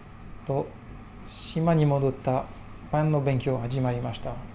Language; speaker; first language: Japanese; non-native, learner; French